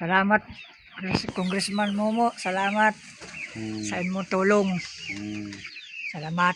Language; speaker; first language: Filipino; non-native, local second language; Cebuano